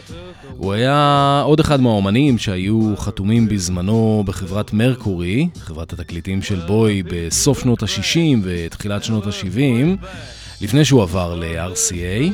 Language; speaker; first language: Hebrew; native; Hebrew